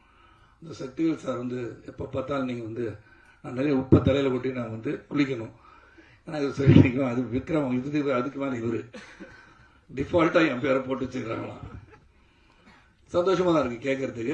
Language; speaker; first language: Tamil; native; Tamil